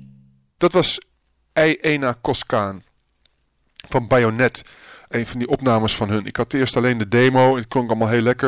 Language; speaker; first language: Dutch; native; Dutch